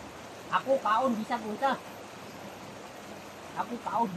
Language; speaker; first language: Cebuano; non-native, local second language; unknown